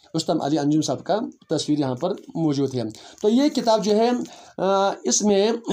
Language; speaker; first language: Urdu; non-native, local second language; Balti